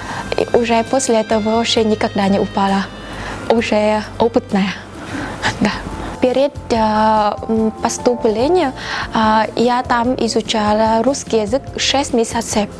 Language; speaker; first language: Russian; non-native, fluent; Vietnamese